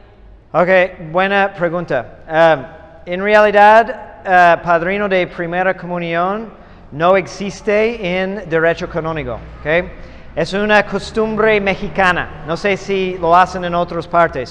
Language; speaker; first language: Spanish; non-native, fluent; English